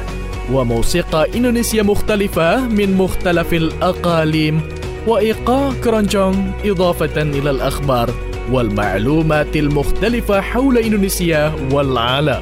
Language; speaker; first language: Arabic; non-native, fluent; Indonesian